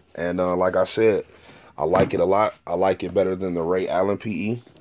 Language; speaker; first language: English; native; English